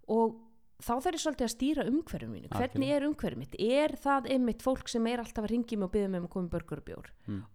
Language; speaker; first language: Icelandic; native; Icelandic